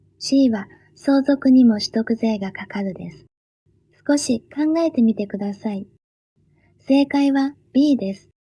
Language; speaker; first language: Japanese; native; Japanese